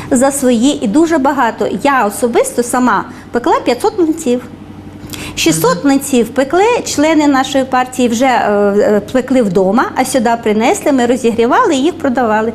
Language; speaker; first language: Ukrainian; native; Ukrainian